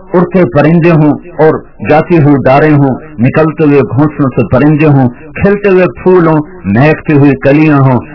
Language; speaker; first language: Urdu; non-native, local second language; Punjabi